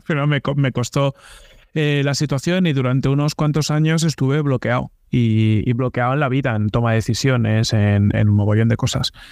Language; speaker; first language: Spanish; native; Spanish